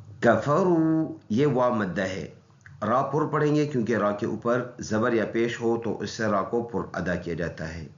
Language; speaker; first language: Urdu; non-native, local second language; Pashto